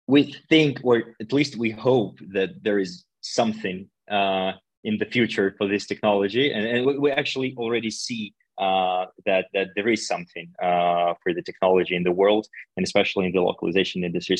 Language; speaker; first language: English; non-native, fluent; Russian